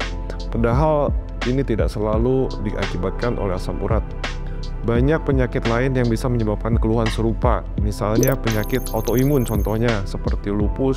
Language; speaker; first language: Indonesian; native; Indonesian